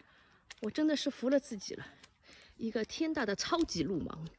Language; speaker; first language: Chinese; native; Chinese